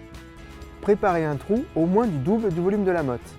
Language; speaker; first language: French; native; French